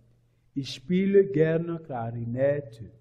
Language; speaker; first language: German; non-native, learner; French